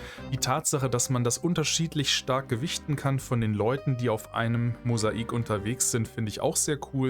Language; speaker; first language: German; native; German